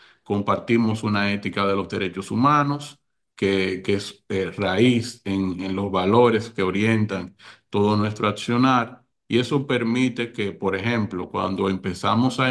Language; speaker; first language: Spanish; native; Spanish